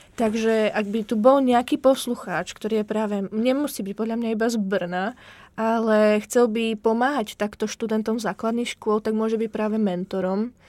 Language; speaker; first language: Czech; non-native, fluent; Slovak